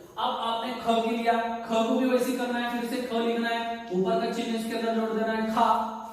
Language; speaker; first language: Hindi; non-native, local second language; Urdu